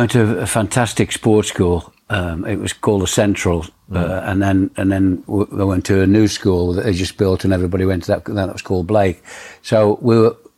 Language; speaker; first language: English; native; English